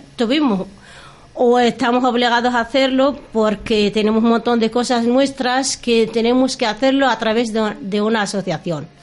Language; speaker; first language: Spanish; non-native, fluent; Arabic